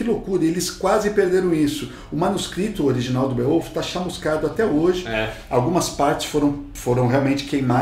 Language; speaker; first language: Portuguese; native; Portuguese